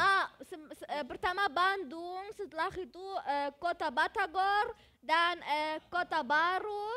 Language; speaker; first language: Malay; non-native, learner; German